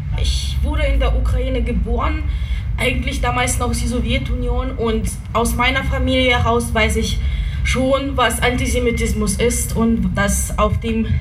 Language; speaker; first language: German; non-native, fluent; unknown